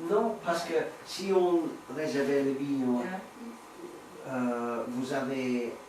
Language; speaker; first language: French; non-native, learner; English